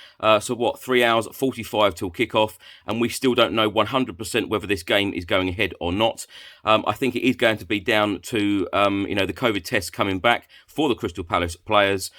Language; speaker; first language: English; native; English